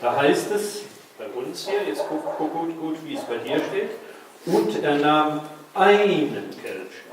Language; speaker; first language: German; non-native, fluent; French